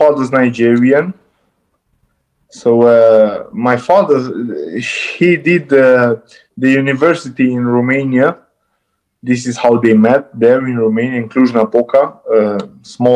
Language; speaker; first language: English; non-native, fluent; Romanian